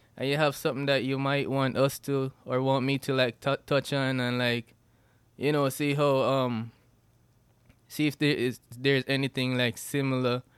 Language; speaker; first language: English; non-native, local second language; Jamaican Creole English